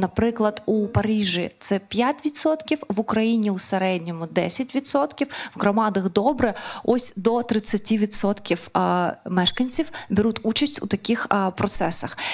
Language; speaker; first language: Ukrainian; non-native, local second language; Russian